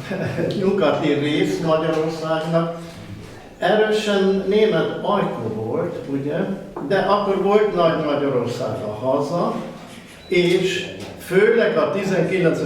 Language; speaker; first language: Hungarian; early bilingual, heritage; German